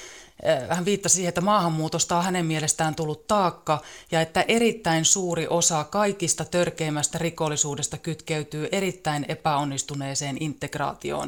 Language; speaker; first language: Finnish; native; Finnish